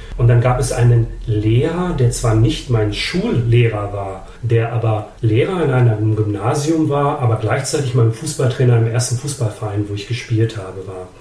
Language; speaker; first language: German; early bilingual, other home language; Bosnian